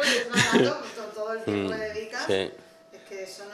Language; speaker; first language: Spanish; native; Spanish